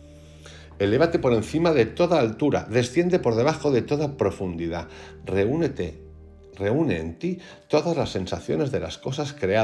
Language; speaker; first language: Spanish; native; Spanish